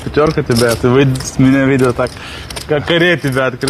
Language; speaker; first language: Russian; non-native, learner; Lithuanian